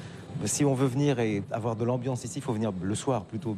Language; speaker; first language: French; native; French